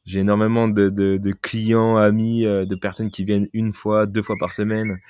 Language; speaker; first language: French; native; French